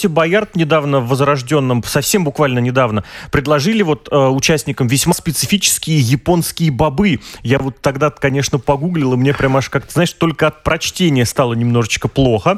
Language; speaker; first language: Russian; native; Russian